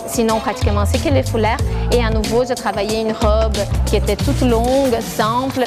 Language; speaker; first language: French; non-native, fluent; Portuguese